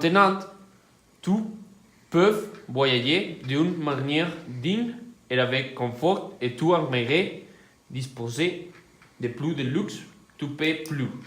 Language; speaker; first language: French; non-native, learner; Spanish